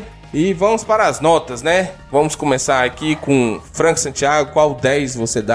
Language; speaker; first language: Portuguese; native; Portuguese